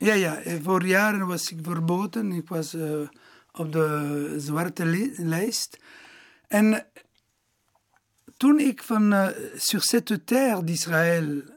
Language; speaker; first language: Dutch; non-native, local second language; Italian